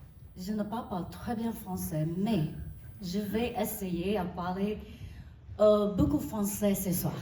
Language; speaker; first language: French; non-native, learner; Burmese